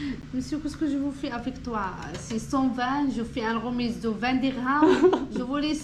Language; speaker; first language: French; non-native, local second language; Arabic